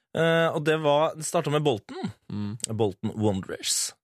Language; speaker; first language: Norwegian; native; Norwegian